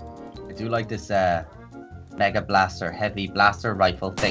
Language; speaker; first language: English; native; English